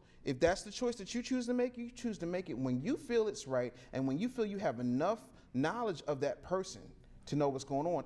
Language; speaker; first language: English; native; English